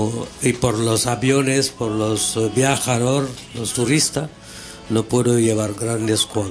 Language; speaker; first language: Spanish; non-native, fluent; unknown